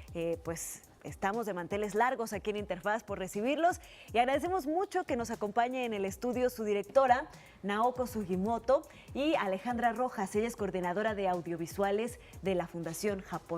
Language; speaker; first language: Spanish; native; Spanish